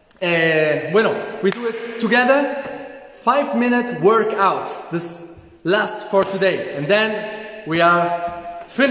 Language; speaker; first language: English; non-native, learner; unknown